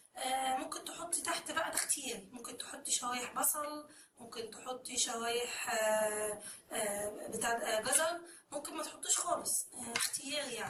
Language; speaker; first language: Arabic; native; Arabic